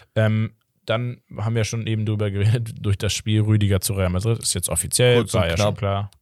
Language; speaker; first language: German; early bilingual, other home language; Portuguese